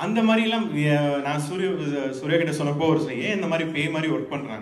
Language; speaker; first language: Tamil; native; Tamil